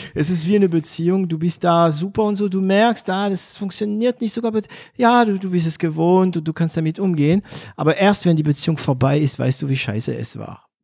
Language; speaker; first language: German; non-native, fluent; French